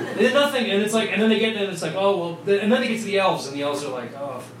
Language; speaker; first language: English; native; English